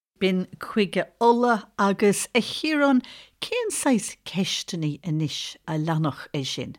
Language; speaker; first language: Irish; native; Irish